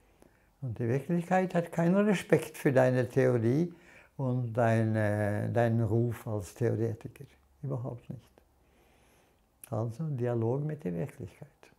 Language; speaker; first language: German; non-native, fluent; Norwegian